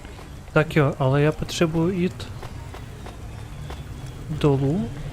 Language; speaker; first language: Czech; non-native, learner; Ukrainian